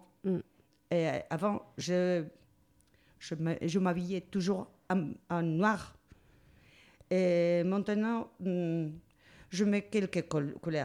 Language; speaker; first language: French; non-native, fluent; Spanish